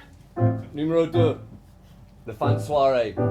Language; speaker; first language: French; native; French